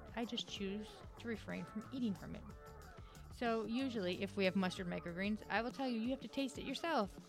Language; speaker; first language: English; native; English